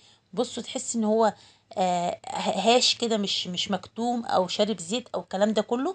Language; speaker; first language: Arabic; native; Arabic